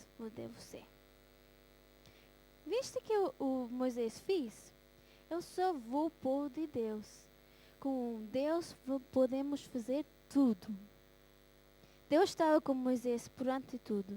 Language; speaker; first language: Portuguese; early bilingual, heritage; Portuguese